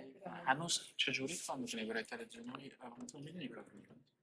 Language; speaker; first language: Persian; non-native, learner; Kurdish